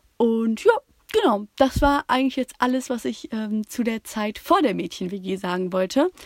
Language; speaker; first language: German; native; German